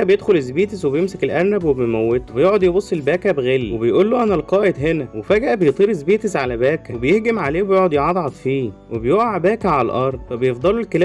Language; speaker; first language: Arabic; native; Arabic